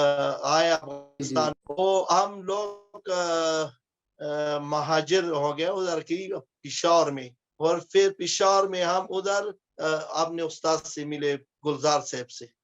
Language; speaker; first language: Hindi; non-native, fluent; Pashto